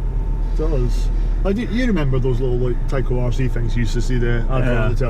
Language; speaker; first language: English; native; English